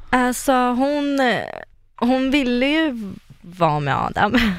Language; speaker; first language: Swedish; non-native, fluent; Russian